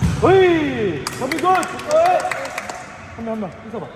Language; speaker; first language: Korean; native; Korean